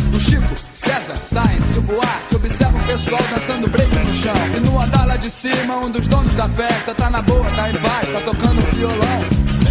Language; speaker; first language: French; non-native, fluent; Portuguese